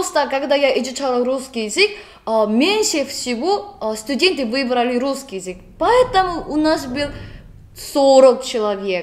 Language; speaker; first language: Russian; non-native, learner; Korean